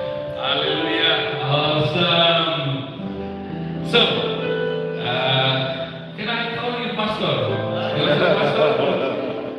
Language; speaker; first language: English; non-native, learner; Indonesian